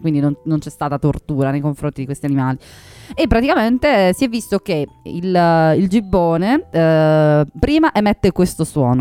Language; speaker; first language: Italian; native; Italian